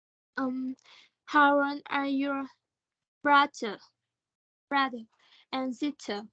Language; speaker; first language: English; non-native, learner; Thai